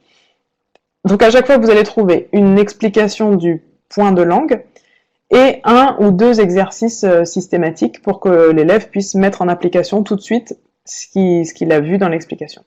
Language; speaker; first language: French; native; French